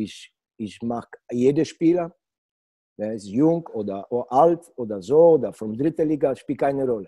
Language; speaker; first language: German; non-native, learner; Polish